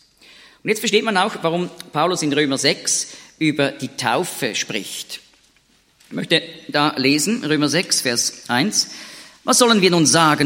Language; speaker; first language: German; native; German